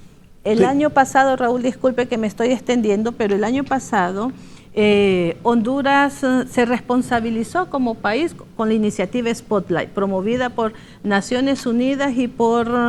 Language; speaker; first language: Spanish; native; Spanish